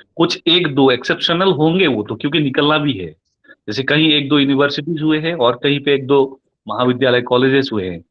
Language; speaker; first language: Hindi; non-native, local second language; Nepali